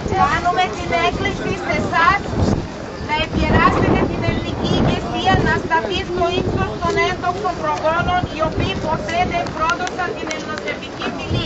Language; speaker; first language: Greek; non-native, fluent; Serbian